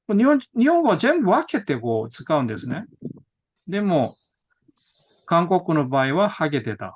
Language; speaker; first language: Japanese; non-native, fluent; Korean